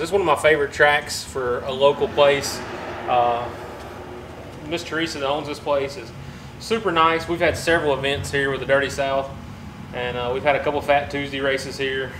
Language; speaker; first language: English; native; English